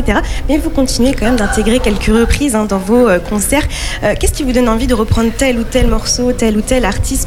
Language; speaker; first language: French; native; French